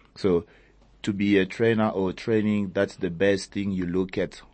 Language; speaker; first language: English; early bilingual, other home language; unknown